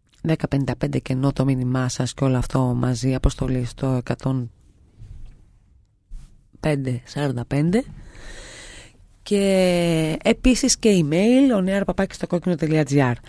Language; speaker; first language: Greek; native; Greek